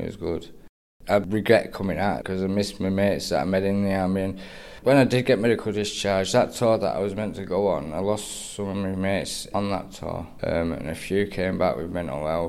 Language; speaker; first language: English; native; English